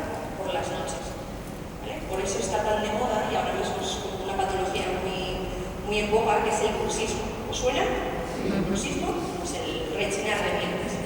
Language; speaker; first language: Spanish; native; Spanish